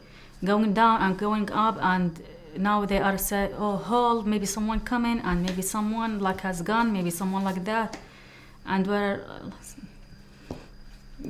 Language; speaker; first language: English; non-native, learner; Arabic